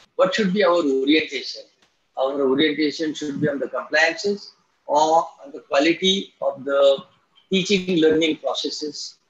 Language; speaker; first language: English; non-native, local second language; Marathi